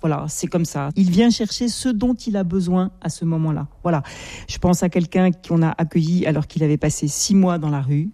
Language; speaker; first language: French; native; French